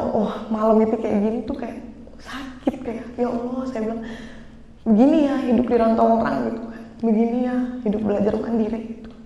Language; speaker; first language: Indonesian; native; Indonesian